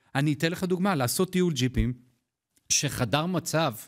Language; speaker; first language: Hebrew; native; Hebrew